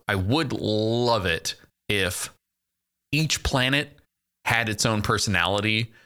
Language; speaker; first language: English; native; English